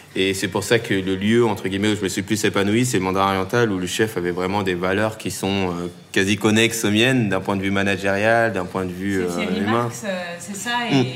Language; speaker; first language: French; native; French